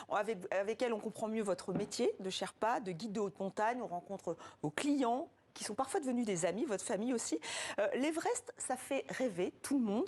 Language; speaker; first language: French; native; French